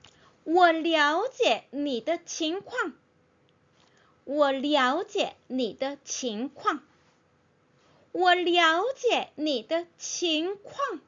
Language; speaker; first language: Chinese; non-native, fluent; Korean